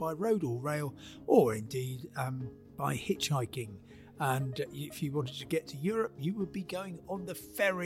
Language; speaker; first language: English; native; English